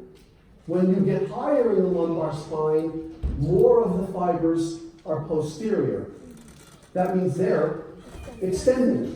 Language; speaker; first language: English; native; English